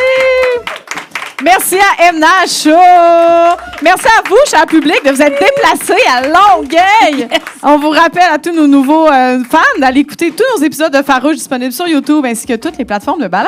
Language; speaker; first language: French; native; French